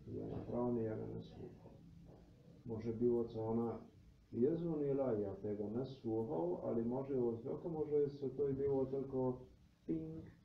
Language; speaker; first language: Polish; non-native, learner; Slovenian